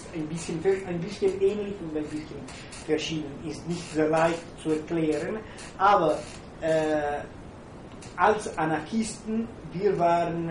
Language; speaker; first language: German; non-native, fluent; Italian